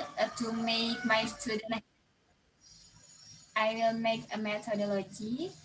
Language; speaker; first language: English; non-native, learner; Indonesian